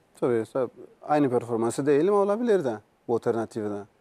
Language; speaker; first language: Turkish; non-native, learner; Portuguese